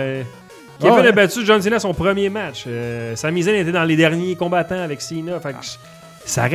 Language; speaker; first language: French; native; French